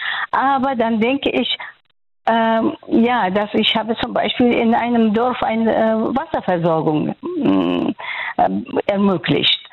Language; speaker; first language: German; non-native, fluent; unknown